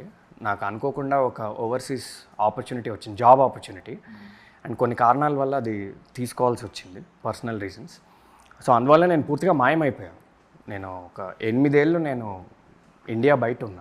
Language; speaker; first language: Telugu; native; Telugu